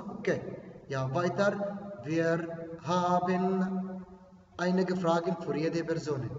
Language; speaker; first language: German; non-native, fluent; Arabic